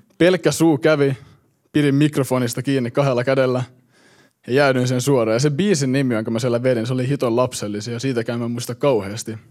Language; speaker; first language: Finnish; early bilingual, heritage; Finnish